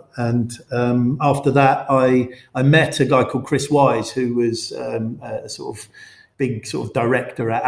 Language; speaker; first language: English; native; English